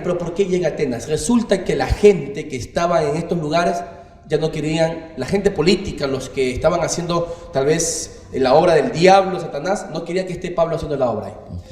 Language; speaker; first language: Spanish; native; Spanish